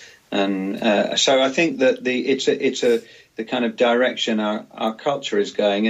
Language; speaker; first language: English; native; English